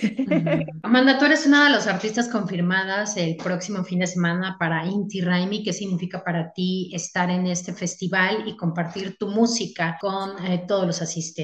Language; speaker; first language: Spanish; native; Spanish